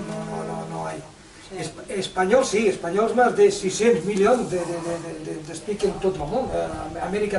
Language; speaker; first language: Spanish; non-native, local second language; Catalan